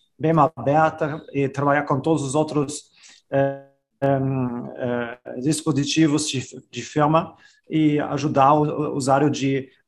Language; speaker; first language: Portuguese; non-native, fluent; German